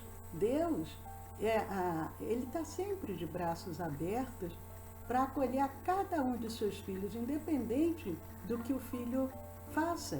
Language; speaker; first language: Portuguese; native; Portuguese